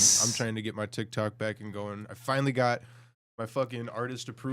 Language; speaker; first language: English; native; English